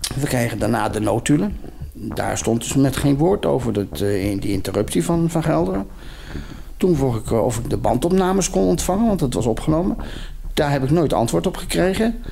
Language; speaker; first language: Dutch; native; Dutch